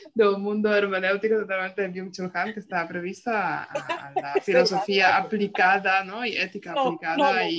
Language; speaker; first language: Spanish; non-native, fluent; Polish